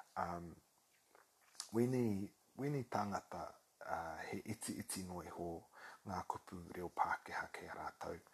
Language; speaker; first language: Māori; non-native, local second language; English